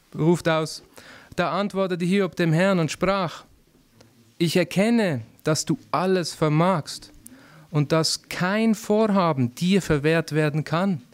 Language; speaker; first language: German; native; German